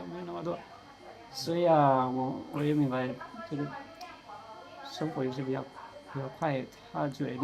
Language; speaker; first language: Chinese; non-native, learner; Spanish